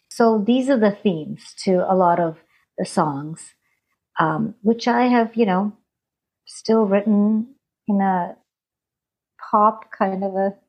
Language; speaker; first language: English; non-native, fluent; Hindi